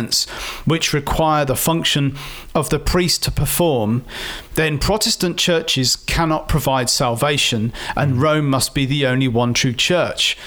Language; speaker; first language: English; native; English